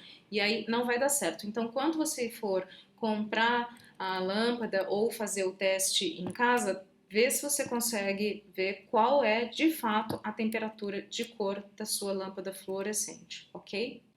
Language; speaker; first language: Portuguese; native; Portuguese